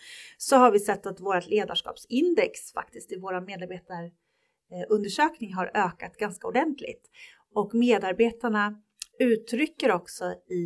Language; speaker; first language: Swedish; native; Swedish